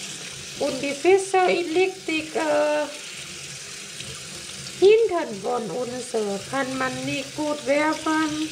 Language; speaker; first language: German; non-native, learner; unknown